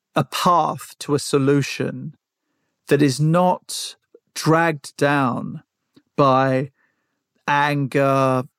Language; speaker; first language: English; native; English